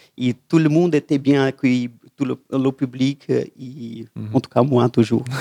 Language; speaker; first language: French; non-native, fluent; Portuguese